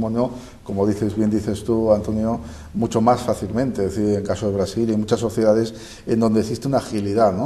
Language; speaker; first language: Spanish; native; Spanish